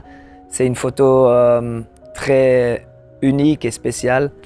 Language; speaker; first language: French; non-native, local second language; Dutch